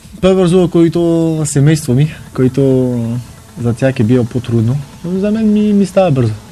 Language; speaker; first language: Bulgarian; non-native, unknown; French